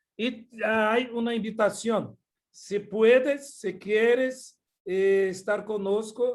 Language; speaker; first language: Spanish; non-native, learner; Portuguese